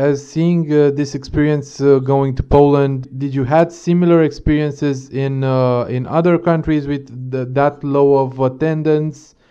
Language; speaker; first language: English; non-native, fluent; Romanian